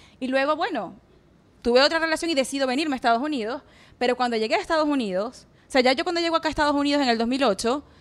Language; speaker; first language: Spanish; native; Spanish